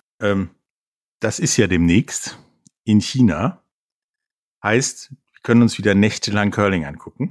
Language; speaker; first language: German; native; German